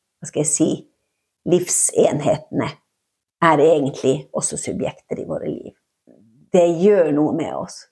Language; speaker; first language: Norwegian; non-native, local second language; Northern Sami